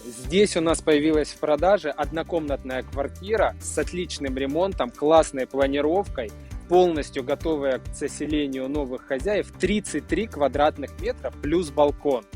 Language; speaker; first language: Russian; native; Russian